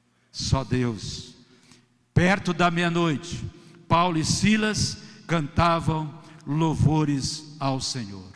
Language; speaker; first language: Portuguese; native; Portuguese